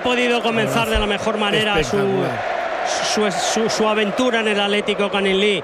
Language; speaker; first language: Spanish; native; Spanish